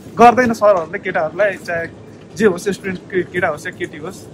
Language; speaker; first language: Nepali; non-native, local second language; Maithili